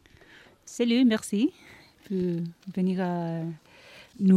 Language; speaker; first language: French; non-native, learner; Spanish